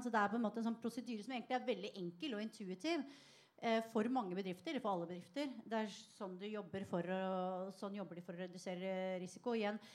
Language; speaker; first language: Norwegian; native; Norwegian